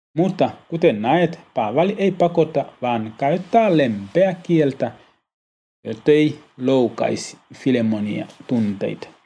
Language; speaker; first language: Finnish; non-native, learner; Swahili